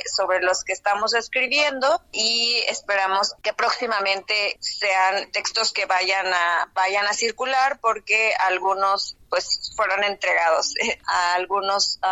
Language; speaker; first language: Spanish; native; Spanish